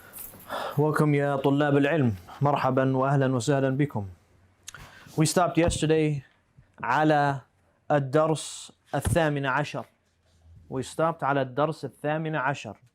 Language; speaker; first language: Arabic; non-native, fluent; English